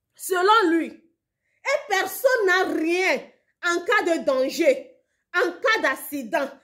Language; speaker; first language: French; non-native, local second language; Ewe